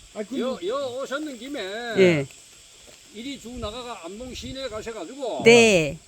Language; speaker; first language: Korean; native; Korean